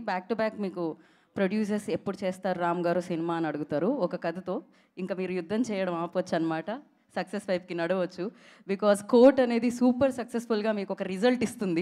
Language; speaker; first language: Telugu; native; Telugu